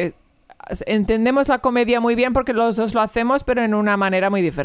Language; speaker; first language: Spanish; early bilingual, heritage; English